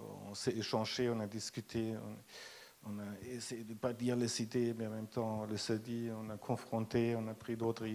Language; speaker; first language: French; non-native, fluent; German